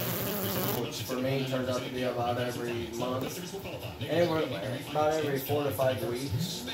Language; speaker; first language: English; native; English